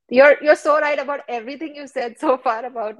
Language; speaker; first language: English; non-native, local second language; Hindi